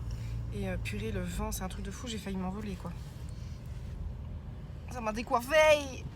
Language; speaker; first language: French; native; French